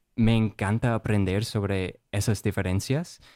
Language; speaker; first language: Spanish; non-native, fluent; English